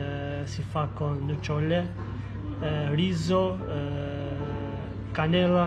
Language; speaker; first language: Italian; non-native, fluent; Albanian